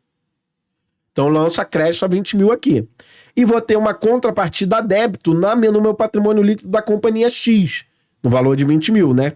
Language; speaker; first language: Portuguese; native; Portuguese